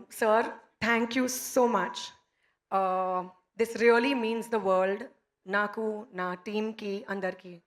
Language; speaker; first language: Telugu; non-native, learner; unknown